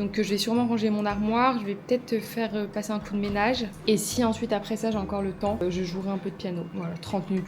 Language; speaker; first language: French; native; French